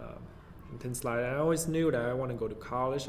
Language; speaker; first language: English; non-native, fluent; Vietnamese